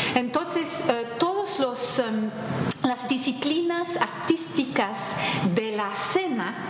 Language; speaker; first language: Spanish; non-native, fluent; French